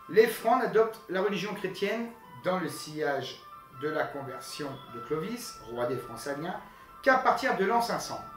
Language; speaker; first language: French; native; French